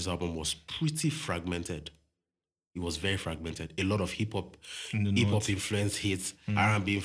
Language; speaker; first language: English; non-native, local second language; Yoruba